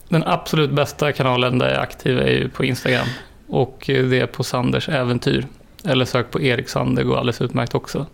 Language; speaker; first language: Swedish; native; Swedish